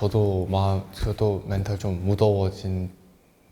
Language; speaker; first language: Korean; non-native, learner; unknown